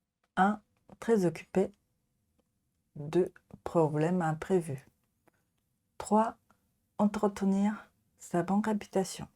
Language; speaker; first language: French; non-native, fluent; Japanese